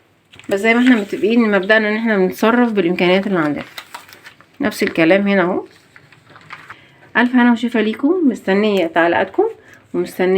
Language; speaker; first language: Arabic; native; Arabic